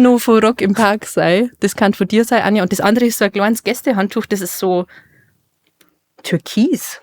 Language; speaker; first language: German; native; German